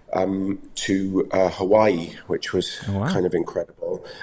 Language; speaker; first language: English; native; English